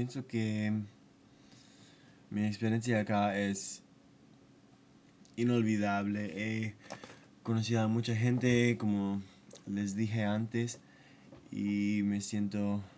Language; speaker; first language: Spanish; non-native, fluent; English